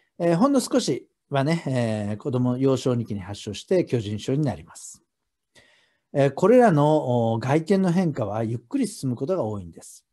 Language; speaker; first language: Japanese; native; Japanese